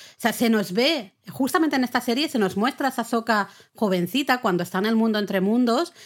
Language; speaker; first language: Spanish; native; Spanish